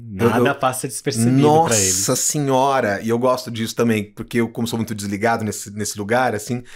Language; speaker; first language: Portuguese; native; Portuguese